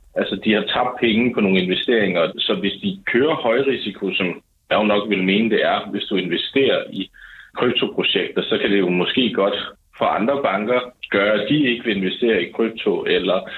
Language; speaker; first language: Danish; native; Danish